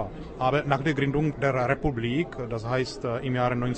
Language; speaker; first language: German; non-native, fluent; Czech